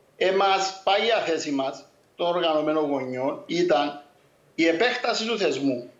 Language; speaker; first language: Greek; native; Greek